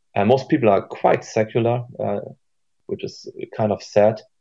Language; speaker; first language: English; non-native, fluent; German